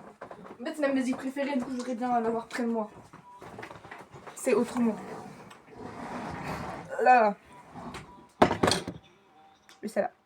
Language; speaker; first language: French; native; French